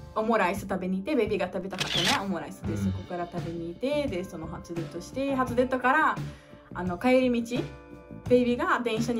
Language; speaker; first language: Japanese; non-native, learner; Portuguese